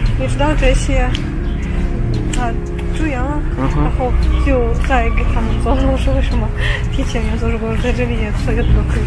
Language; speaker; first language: Chinese; non-native, learner; Russian